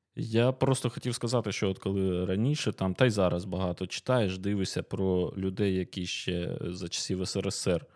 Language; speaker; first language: Ukrainian; native; Ukrainian